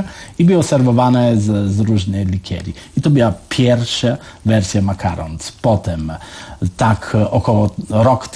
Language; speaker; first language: Polish; non-native, learner; Italian